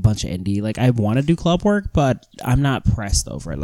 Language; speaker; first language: English; native; English